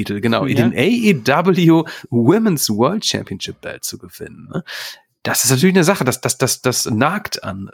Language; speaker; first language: German; native; German